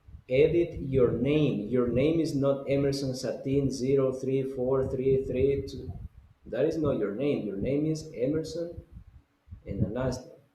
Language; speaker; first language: English; non-native, fluent; Spanish